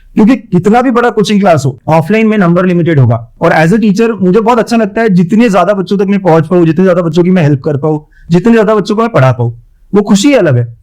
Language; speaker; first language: Hindi; non-native, local second language; Marathi